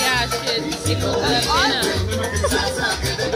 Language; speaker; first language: Dutch; non-native, fluent; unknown